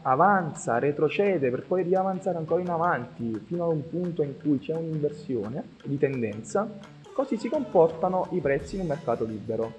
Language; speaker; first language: Italian; native; Italian